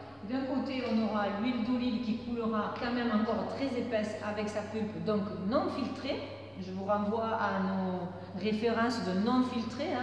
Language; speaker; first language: French; native; French